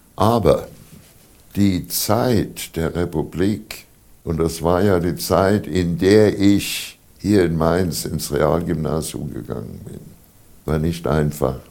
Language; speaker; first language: German; native; German